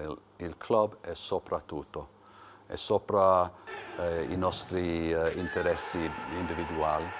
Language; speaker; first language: Italian; non-native, learner; English